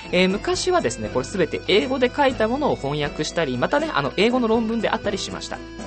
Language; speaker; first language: Japanese; native; Japanese